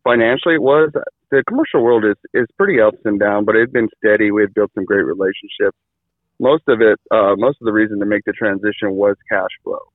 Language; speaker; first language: English; native; English